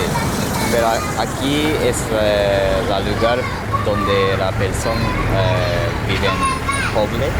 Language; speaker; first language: Spanish; non-native, learner; Japanese